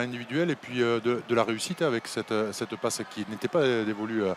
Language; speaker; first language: French; native; French